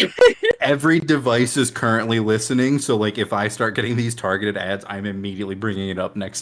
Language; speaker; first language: English; native; English